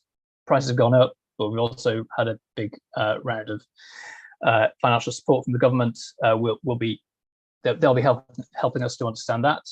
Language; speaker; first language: English; native; English